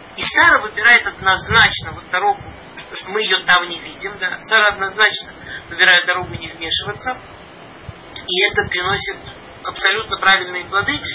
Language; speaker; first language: Russian; early bilingual, heritage; Russian